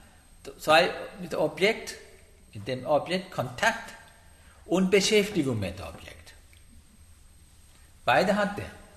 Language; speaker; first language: German; non-native, learner; Sinhala